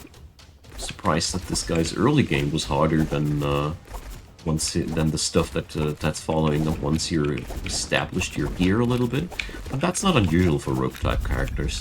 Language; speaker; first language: English; non-native, fluent; German